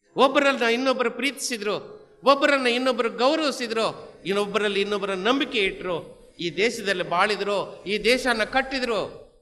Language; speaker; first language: Kannada; non-native, local second language; Telugu